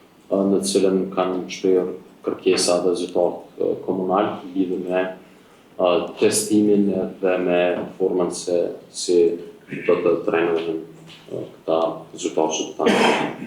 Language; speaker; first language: Albanian; native; Albanian